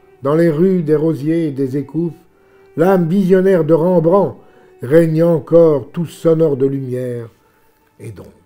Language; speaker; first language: French; native; French